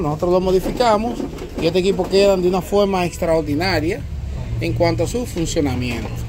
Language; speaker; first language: Spanish; native; Spanish